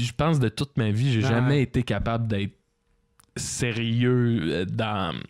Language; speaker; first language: French; native; French